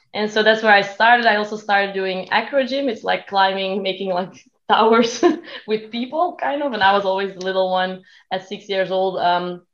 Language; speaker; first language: English; non-native, fluent; Dutch